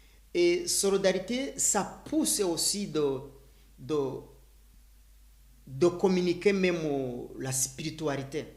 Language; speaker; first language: French; non-native, learner; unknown